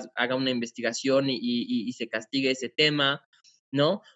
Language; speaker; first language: Spanish; non-native, fluent; French